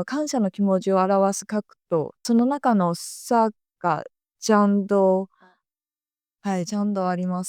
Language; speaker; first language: Japanese; non-native, fluent; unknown